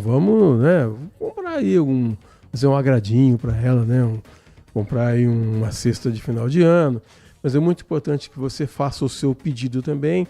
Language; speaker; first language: Portuguese; native; Portuguese